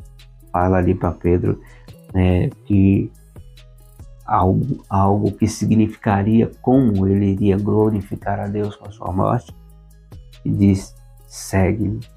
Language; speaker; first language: Portuguese; native; Portuguese